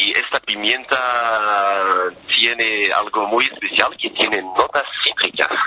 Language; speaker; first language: Spanish; non-native, fluent; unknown